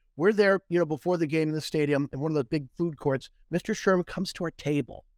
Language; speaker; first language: English; native; English